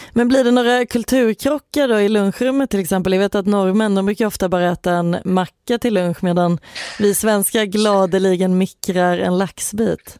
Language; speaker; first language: Swedish; native; Swedish